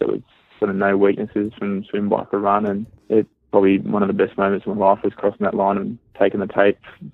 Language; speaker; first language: English; native; English